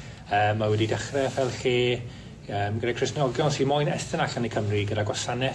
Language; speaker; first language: Welsh; native; Welsh